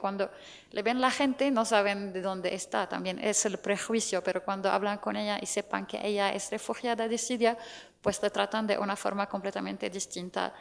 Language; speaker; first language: Spanish; non-native, fluent; Arabic